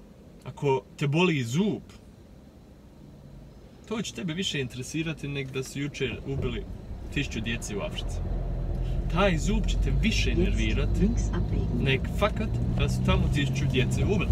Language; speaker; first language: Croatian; early bilingual, heritage; Croatian